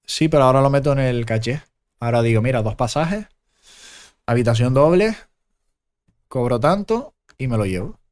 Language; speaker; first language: Spanish; early bilingual, other home language; German